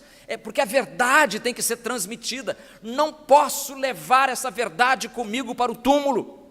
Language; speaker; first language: Portuguese; native; Portuguese